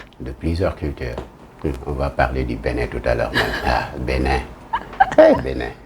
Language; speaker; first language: French; non-native, local second language; Wolof